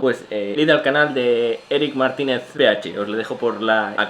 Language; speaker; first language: Spanish; native; Spanish